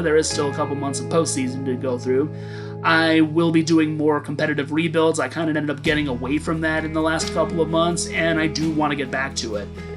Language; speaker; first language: English; native; English